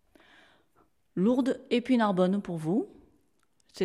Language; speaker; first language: French; native; French